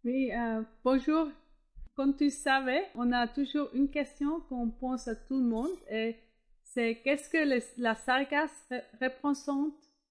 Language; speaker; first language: French; non-native, fluent; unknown